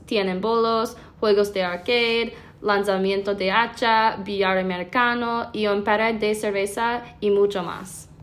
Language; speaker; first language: Spanish; non-native, learner; English